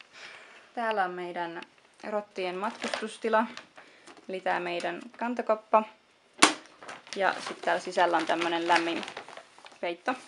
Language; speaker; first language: Finnish; native; Finnish